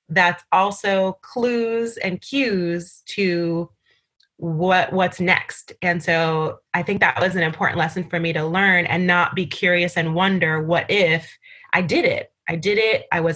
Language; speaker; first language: English; native; English